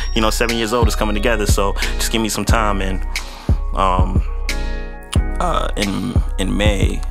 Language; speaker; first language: English; native; English